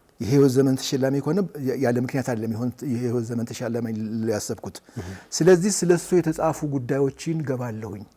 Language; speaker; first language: Amharic; native; Amharic